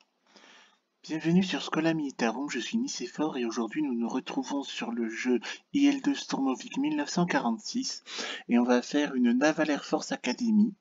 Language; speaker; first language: French; native; French